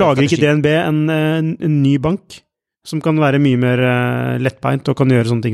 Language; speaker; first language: Norwegian; native; Norwegian